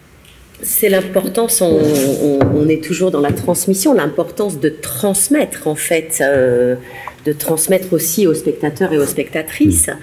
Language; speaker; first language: French; native; French